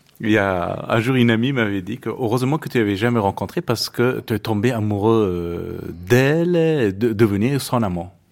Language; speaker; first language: French; non-native, fluent; Persian